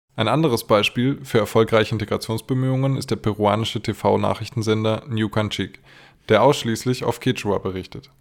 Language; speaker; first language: German; native; German